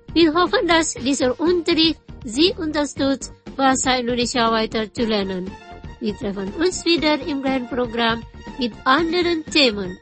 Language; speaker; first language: German; non-native, fluent; Indonesian